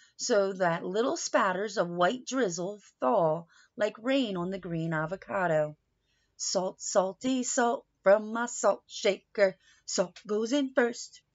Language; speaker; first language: English; native; English